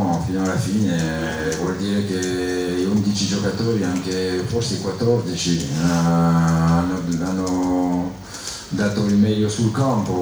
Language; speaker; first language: Italian; non-native, fluent; French